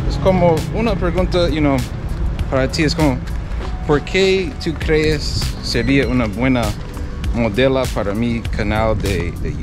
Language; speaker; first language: Spanish; non-native, learner; English